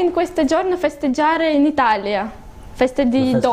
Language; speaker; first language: Italian; non-native, learner; Russian